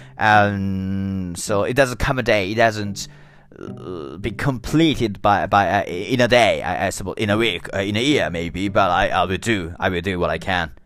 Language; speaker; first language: English; non-native, learner; Japanese